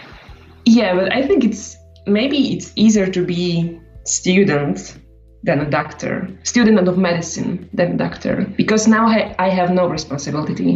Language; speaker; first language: English; non-native, fluent; Slovak